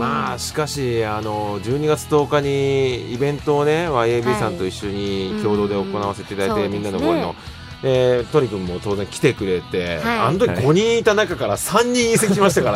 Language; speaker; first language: Japanese; native; Japanese